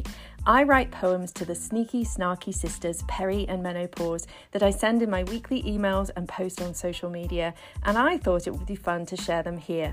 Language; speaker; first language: English; native; English